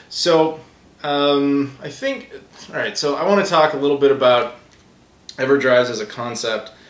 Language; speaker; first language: English; native; English